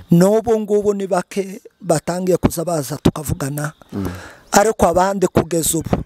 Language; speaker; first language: Kinyarwanda; native; Kinyarwanda